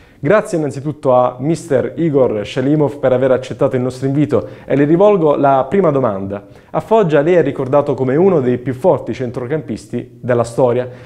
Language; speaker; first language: Italian; native; Italian